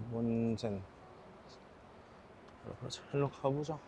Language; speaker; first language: Korean; native; Korean